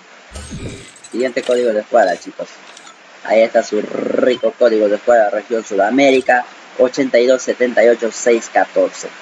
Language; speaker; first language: Spanish; native; Spanish